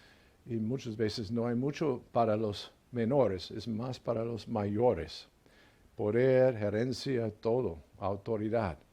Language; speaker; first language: Spanish; non-native, fluent; English